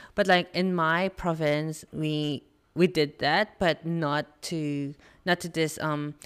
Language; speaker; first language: English; non-native, local second language; Filipino